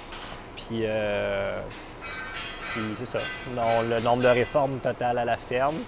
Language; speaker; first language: French; native; French